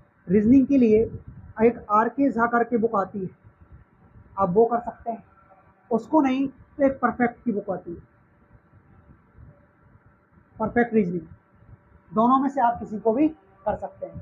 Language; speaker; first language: Hindi; native; Hindi